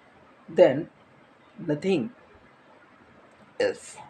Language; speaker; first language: English; non-native, learner; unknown